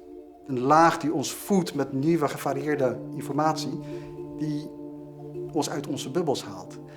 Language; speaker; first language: Dutch; native; Dutch